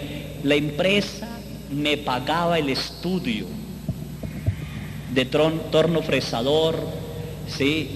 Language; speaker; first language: Spanish; native; Spanish